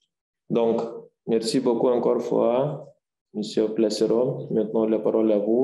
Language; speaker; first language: French; non-native, fluent; Lithuanian